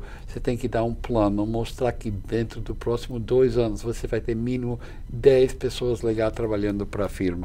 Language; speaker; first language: Portuguese; non-native, fluent; English